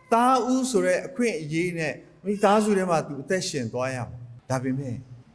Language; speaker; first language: Burmese; non-native, local second language; Lahu